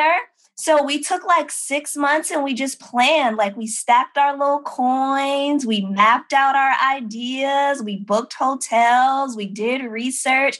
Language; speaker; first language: English; native; English